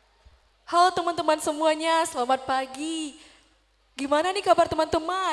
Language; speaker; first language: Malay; non-native, local second language; Minangkabau